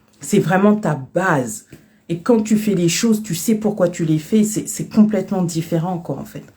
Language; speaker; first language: French; native; French